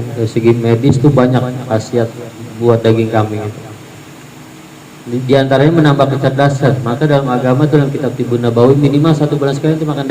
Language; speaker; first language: Indonesian; native; Indonesian